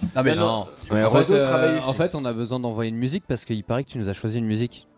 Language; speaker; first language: French; native; French